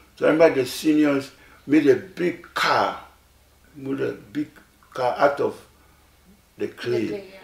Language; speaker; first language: English; non-native, local second language; Ewe